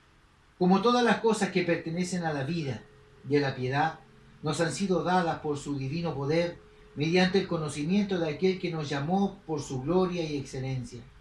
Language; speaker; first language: Spanish; native; Spanish